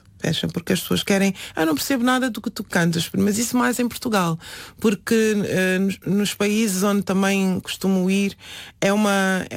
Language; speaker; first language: Portuguese; non-native, local second language; Upper Guinea Crioulo